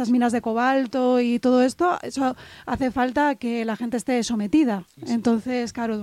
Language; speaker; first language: Spanish; native; Spanish